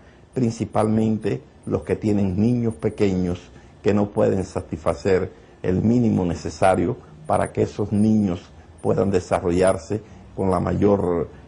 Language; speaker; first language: Spanish; native; Spanish